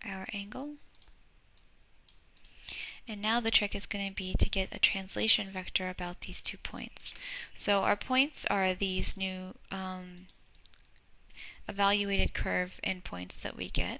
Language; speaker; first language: English; native; English